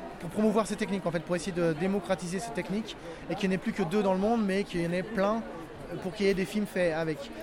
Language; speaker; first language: French; native; French